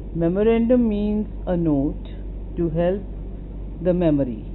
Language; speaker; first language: English; non-native, local second language; Punjabi